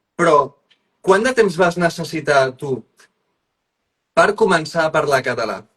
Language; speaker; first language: Catalan; native; Catalan